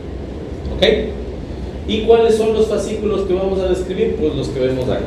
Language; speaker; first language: Spanish; native; Spanish